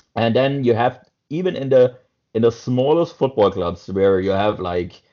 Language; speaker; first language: English; non-native, fluent; German